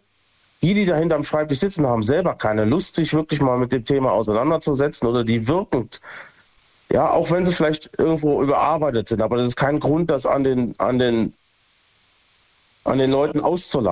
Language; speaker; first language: German; native; German